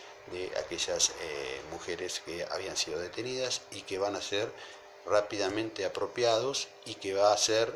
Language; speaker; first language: Spanish; native; Spanish